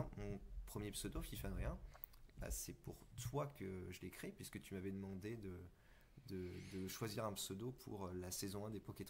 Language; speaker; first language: French; native; French